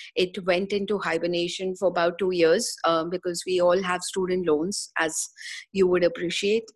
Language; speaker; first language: English; non-native, local second language; Hindi